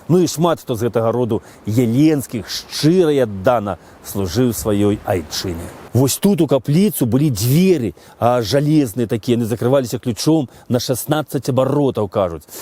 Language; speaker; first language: Belarusian; native; Belarusian